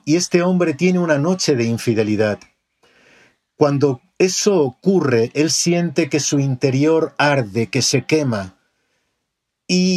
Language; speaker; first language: Spanish; native; Spanish